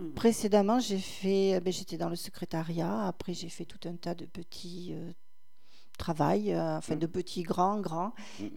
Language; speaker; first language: French; native; French